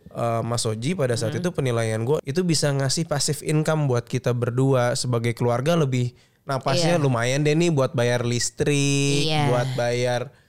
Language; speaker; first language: Indonesian; native; Indonesian